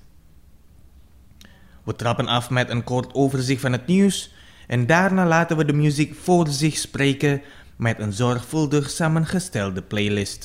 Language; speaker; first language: Dutch; non-native, fluent; Indonesian